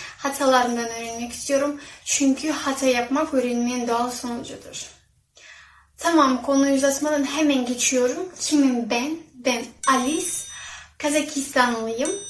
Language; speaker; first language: Turkish; non-native, fluent; Kazakh